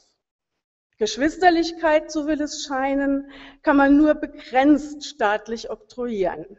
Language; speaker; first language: German; native; German